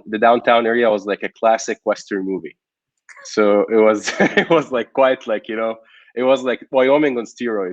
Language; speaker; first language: English; non-native, local second language; Arabic